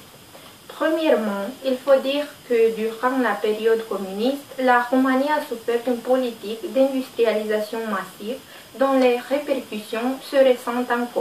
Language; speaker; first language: French; non-native, learner; Romanian